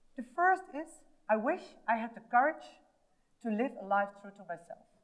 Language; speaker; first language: English; non-native, fluent; Dutch